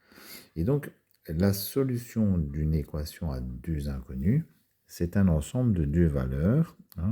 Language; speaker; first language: French; native; French